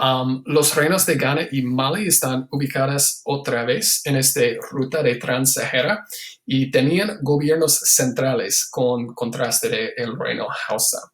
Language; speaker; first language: Spanish; non-native, fluent; English